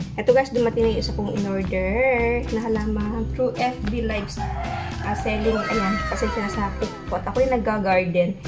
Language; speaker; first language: Filipino; non-native, local second language; Iloko